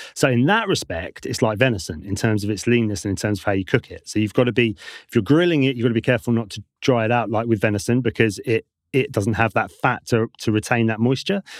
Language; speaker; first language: English; native; English